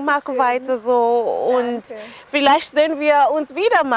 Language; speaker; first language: German; non-native, fluent; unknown